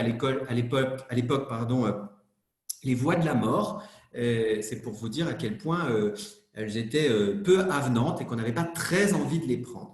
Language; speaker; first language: French; native; French